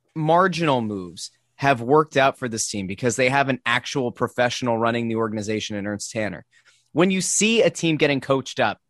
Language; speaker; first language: English; native; English